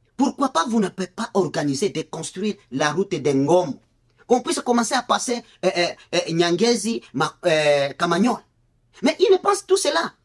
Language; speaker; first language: French; non-native, local second language; Swahili